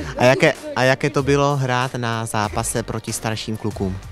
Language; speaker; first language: Czech; native; Czech